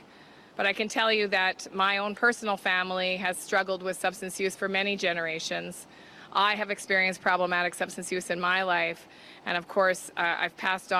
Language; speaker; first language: English; native; English